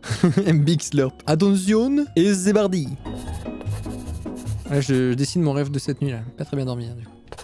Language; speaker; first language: French; native; French